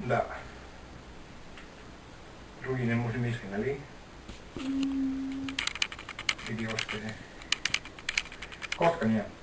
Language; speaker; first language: Bulgarian; non-native, learner; Finnish